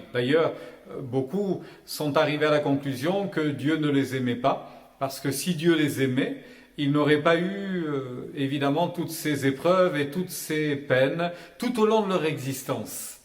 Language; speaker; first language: French; native; French